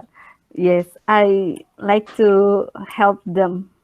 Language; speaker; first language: English; non-native, learner; Indonesian